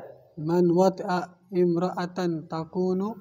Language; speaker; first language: Arabic; non-native, learner; Indonesian